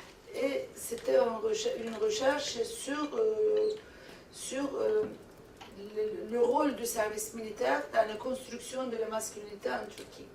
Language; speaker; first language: French; non-native, fluent; Turkish